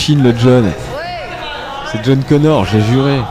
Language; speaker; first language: French; native; French